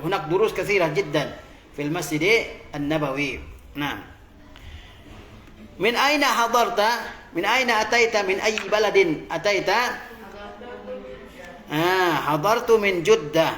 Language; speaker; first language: Arabic; non-native, fluent; Indonesian